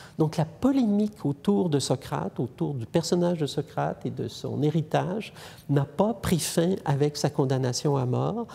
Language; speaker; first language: French; native; French